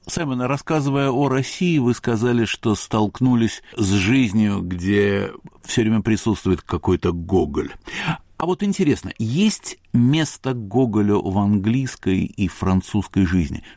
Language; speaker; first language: Russian; native; Russian